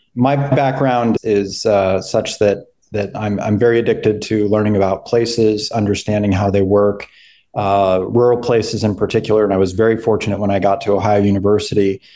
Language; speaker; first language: English; native; English